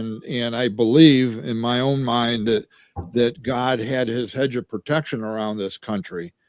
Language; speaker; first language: English; native; English